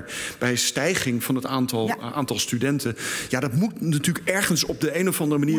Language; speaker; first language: Dutch; native; Dutch